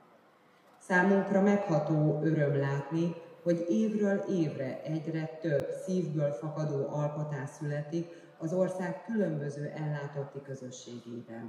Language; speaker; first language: Hungarian; native; Hungarian